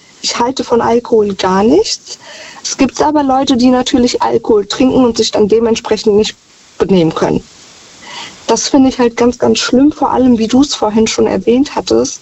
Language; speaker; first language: German; native; German